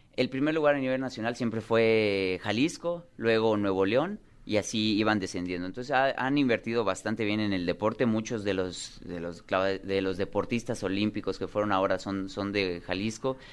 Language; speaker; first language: Spanish; native; Spanish